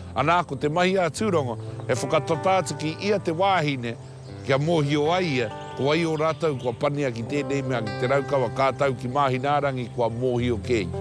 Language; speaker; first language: Māori; native; Māori